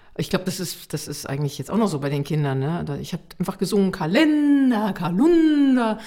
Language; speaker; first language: German; native; German